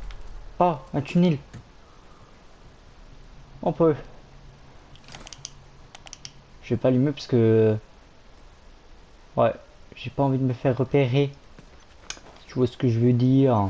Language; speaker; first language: French; native; French